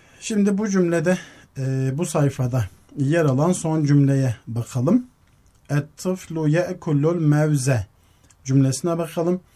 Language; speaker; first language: Turkish; native; Turkish